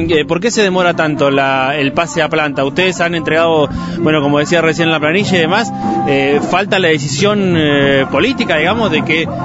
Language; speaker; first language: Spanish; native; Spanish